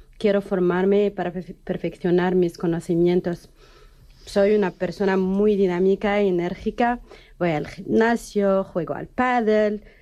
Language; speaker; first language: Spanish; non-native, learner; Arabic